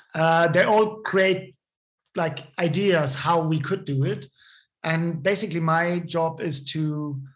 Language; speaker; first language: English; non-native, fluent; German